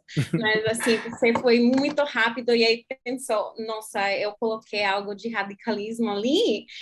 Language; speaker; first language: Portuguese; non-native, fluent; English